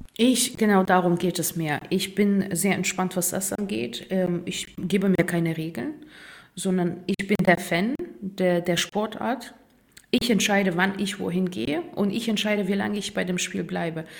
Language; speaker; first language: German; non-native, fluent; Russian